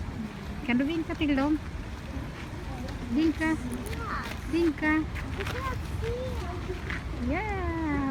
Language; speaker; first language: Swedish; non-native, fluent; Filipino